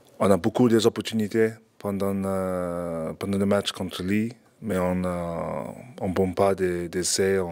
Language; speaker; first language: French; non-native, fluent; English